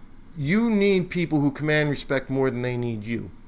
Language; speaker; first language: English; native; English